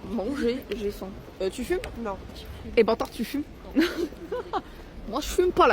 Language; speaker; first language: French; native; French